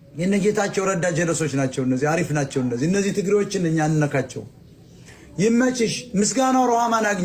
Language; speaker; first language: Amharic; native; Amharic